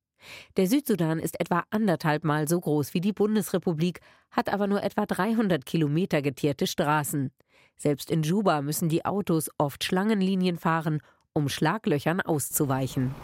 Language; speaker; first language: German; native; German